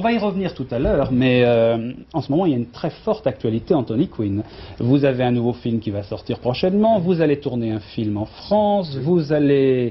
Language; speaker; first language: French; native; French